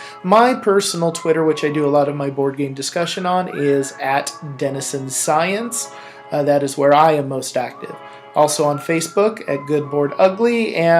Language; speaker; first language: English; native; English